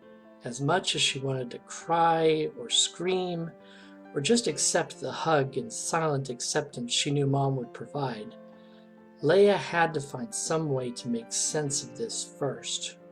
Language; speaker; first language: English; native; English